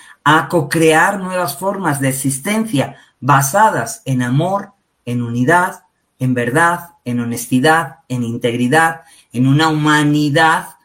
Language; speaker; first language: Spanish; native; Spanish